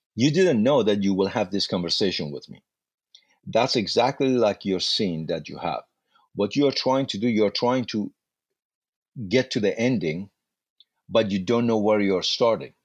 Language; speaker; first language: English; non-native, fluent; Persian